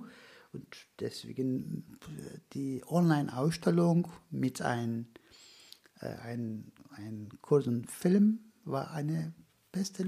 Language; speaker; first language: German; non-native, fluent; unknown